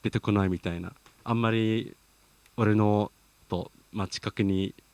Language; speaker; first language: Japanese; non-native, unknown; English